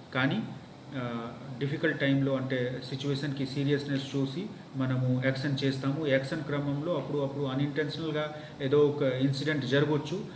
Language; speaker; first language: Telugu; non-native, fluent; Hindi